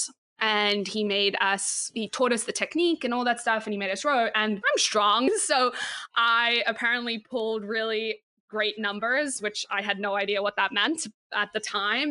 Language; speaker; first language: English; native; English